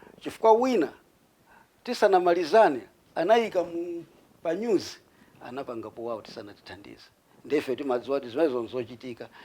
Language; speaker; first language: Nyanja; non-native, local second language; Tumbuka